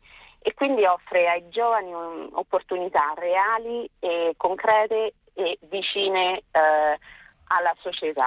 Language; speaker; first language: Italian; native; Italian